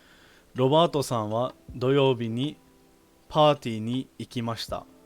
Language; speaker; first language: Japanese; non-native, learner; English